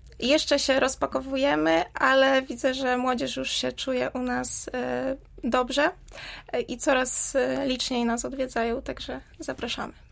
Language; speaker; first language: Polish; native; Polish